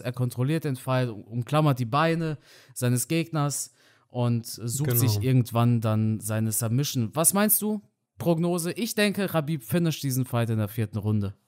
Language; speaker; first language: German; native; German